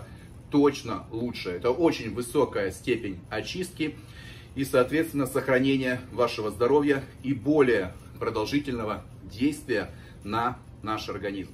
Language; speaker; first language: Russian; native; Russian